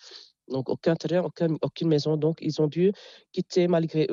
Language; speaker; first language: French; non-native, local second language; Arabic